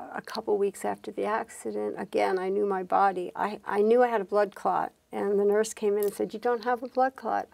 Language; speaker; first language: English; native; English